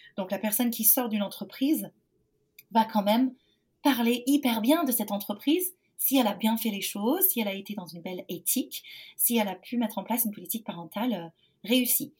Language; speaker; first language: French; non-native, fluent; English